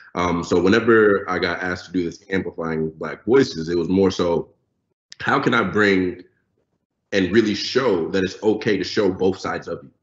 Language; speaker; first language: English; non-native, local second language; Yoruba